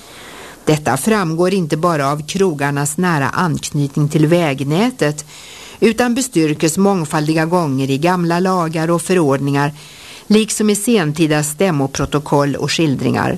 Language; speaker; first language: Swedish; native; Swedish